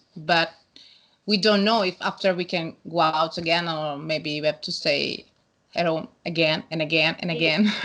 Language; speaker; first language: English; non-native, learner; Italian